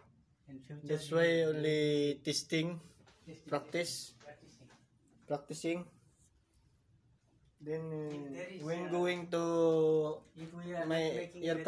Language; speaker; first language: English; non-native, learner; Filipino